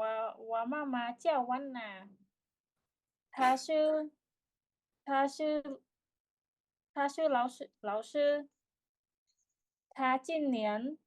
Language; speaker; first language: Chinese; non-native, learner; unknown